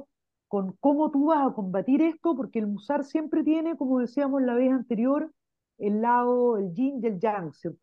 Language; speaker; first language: Spanish; native; Spanish